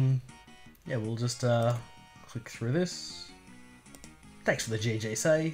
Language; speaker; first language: English; native; English